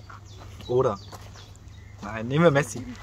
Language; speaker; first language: German; native; German